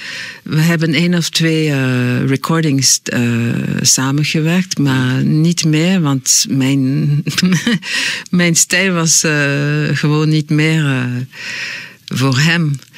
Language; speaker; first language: Dutch; non-native, learner; French